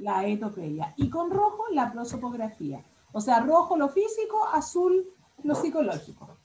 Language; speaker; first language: Spanish; native; Spanish